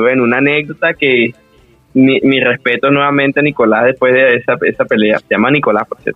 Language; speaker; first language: Spanish; native; Spanish